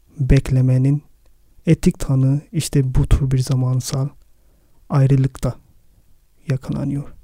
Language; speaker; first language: Turkish; non-native, fluent; Arabic